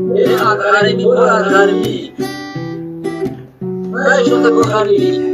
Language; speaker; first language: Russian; non-native, local second language; Tajik